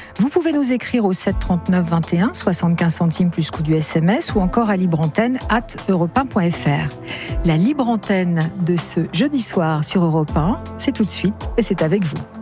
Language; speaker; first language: French; native; French